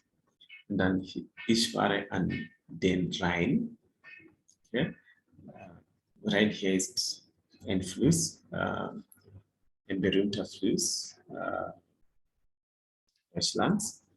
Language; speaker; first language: German; non-native, fluent; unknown